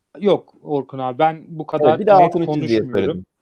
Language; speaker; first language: Turkish; native; Turkish